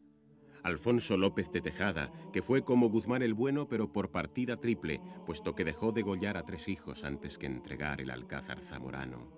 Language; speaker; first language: Spanish; native; Spanish